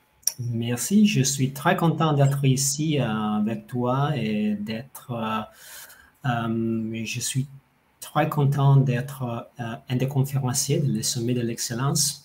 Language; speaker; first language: French; non-native, fluent; Italian